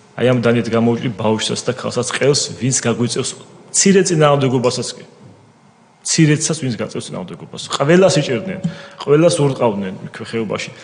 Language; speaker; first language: Georgian; non-native, local second language; Svan